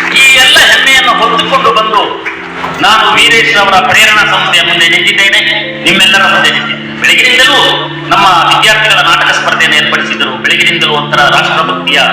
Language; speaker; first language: Kannada; non-native, local second language; Kodava